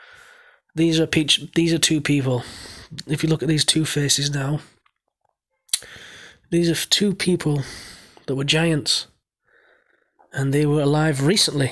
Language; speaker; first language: English; native; English